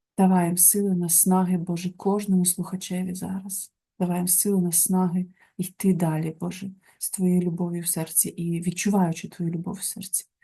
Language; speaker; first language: Ukrainian; non-native, local second language; Russian